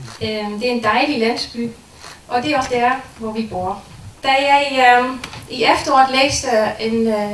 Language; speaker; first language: Danish; non-native, fluent; Dutch